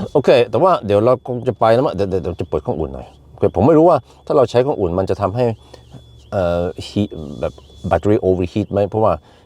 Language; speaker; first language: Thai; non-native, fluent; Swedish